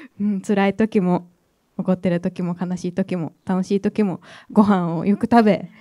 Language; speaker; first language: Japanese; native; Japanese